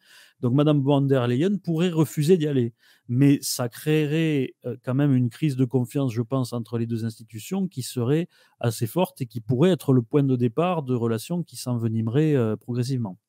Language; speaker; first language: French; native; French